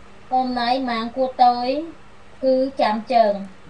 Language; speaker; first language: Vietnamese; non-native, learner; Khmer